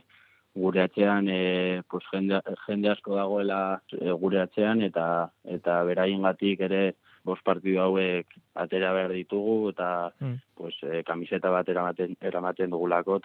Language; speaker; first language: Basque; non-native, local second language; Spanish